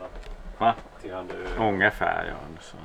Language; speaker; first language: Swedish; native; Swedish